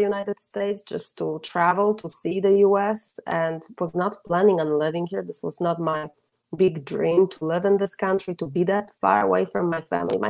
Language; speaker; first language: English; non-native, fluent; Polish